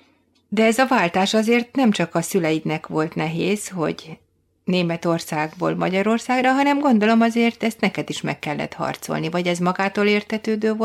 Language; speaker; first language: Hungarian; native; Hungarian